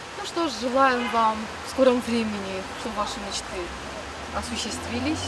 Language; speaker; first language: Russian; non-native, local second language; Ossetic